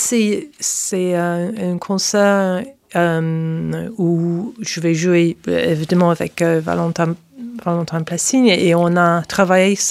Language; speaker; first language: French; non-native, fluent; English